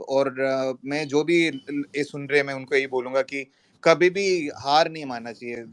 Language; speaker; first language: Hindi; non-native, local second language; Malayalam